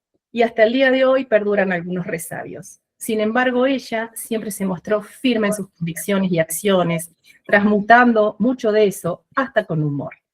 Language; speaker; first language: Spanish; native; Spanish